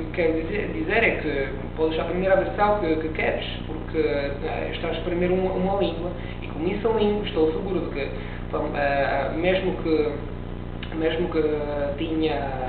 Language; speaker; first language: Portuguese; non-native, learner; Italian